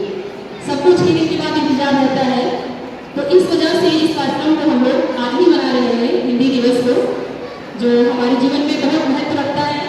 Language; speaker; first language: Hindi; native; Hindi